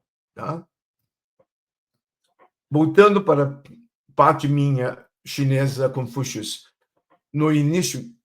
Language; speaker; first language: Portuguese; non-native, fluent; Chinese